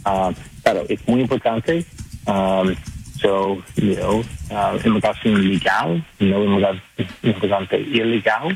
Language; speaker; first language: Spanish; non-native, learner; English